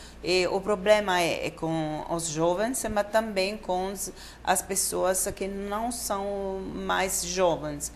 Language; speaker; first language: Portuguese; non-native, fluent; Italian